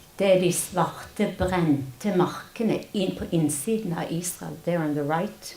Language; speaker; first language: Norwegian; non-native, fluent; Hebrew